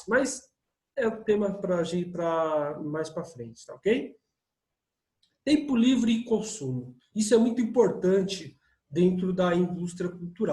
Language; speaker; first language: Portuguese; native; Portuguese